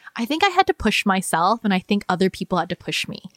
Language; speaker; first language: English; native; English